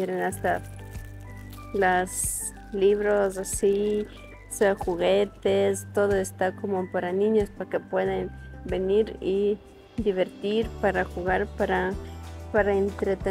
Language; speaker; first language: Spanish; non-native, fluent; Ukrainian